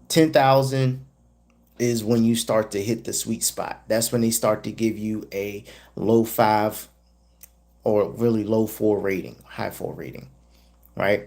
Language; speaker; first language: English; native; English